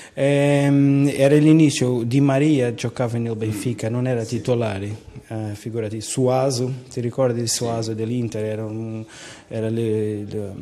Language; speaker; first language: Italian; non-native, learner; Portuguese